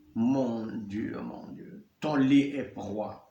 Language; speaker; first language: French; non-native, local second language; Arabic